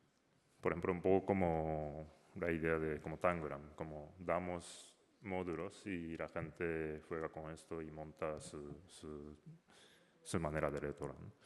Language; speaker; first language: Spanish; non-native, learner; Japanese